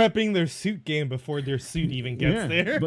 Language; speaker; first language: English; native; English